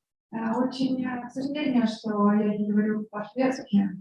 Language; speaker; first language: Russian; native; Russian